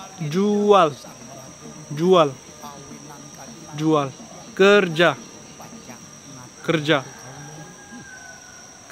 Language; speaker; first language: Indonesian; non-native, fluent; English